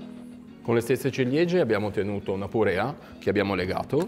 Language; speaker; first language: Italian; native; Italian